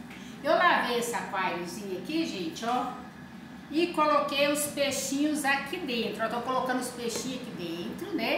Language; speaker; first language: Portuguese; native; Portuguese